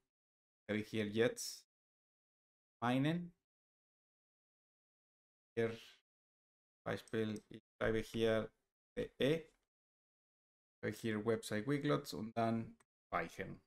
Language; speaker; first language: German; non-native, learner; Spanish